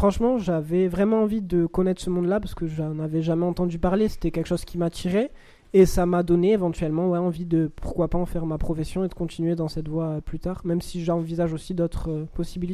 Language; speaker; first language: French; early bilingual, other home language; Arabic